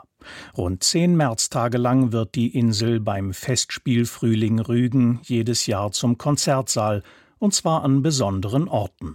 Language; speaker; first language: German; native; German